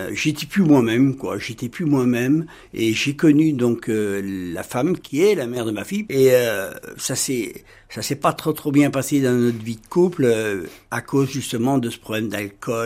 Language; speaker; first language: French; native; French